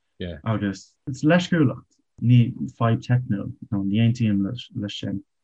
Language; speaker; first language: Irish; non-native, local second language; English